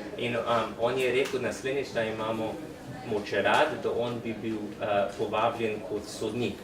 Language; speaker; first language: Slovenian; non-native, learner; English